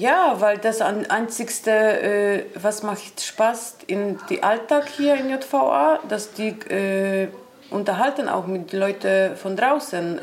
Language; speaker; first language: German; non-native, learner; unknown